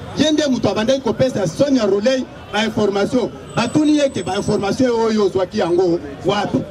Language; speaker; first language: Lingala; native; Lingala